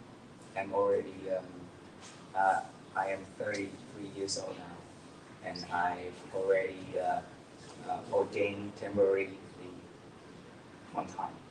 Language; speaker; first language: English; non-native, learner; Vietnamese